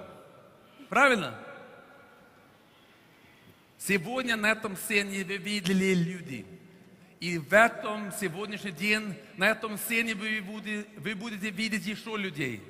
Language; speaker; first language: Russian; non-native, fluent; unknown